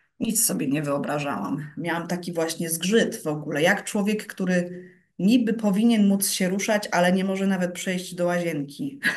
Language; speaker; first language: Polish; early bilingual, heritage; Polish